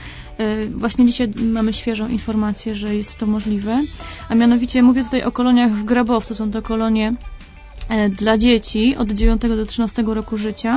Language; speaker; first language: Polish; native; Polish